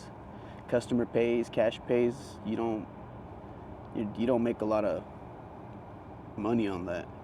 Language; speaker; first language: English; native; English